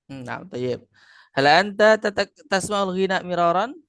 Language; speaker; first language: Arabic; non-native, fluent; Indonesian